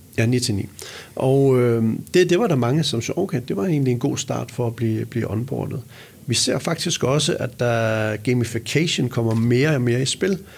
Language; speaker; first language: Danish; native; Danish